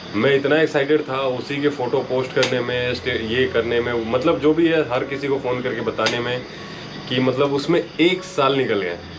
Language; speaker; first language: Hindi; non-native, local second language; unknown